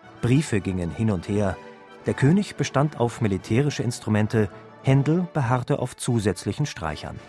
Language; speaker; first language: German; native; German